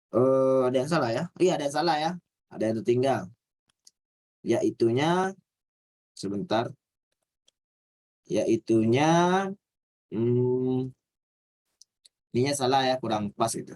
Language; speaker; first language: Indonesian; native; Indonesian